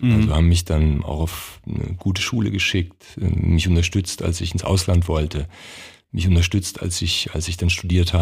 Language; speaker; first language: German; early bilingual, other home language; Croatian